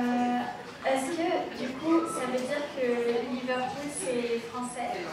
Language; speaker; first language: French; non-native, fluent; Spanish